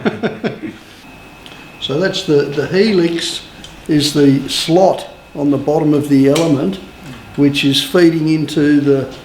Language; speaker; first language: English; native; English